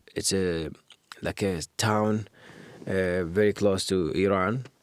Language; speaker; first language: English; non-native, fluent; Arabic